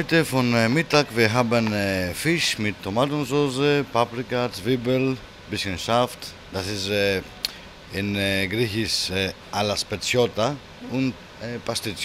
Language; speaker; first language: German; non-native, learner; Greek